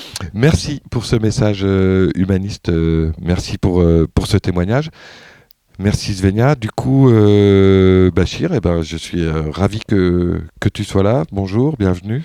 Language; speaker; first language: French; native; French